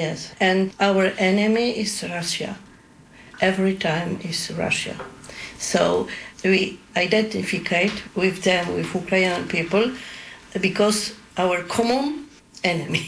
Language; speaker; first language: English; non-native, learner; Polish